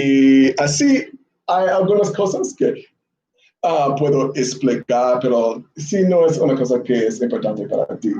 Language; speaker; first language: Spanish; non-native, learner; English